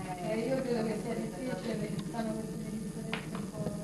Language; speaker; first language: Italian; native; Italian